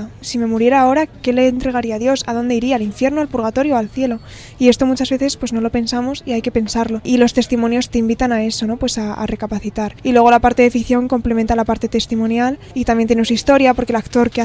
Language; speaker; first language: Spanish; native; Spanish